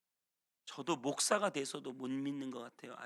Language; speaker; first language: Korean; native; Korean